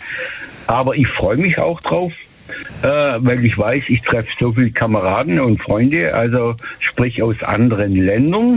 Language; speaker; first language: German; native; German